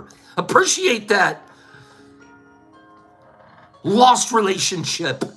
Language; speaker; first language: English; native; English